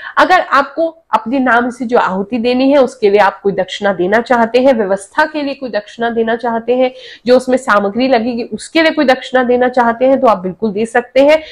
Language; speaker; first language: Hindi; native; Hindi